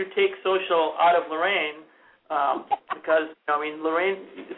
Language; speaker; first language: English; non-native, local second language; Hindi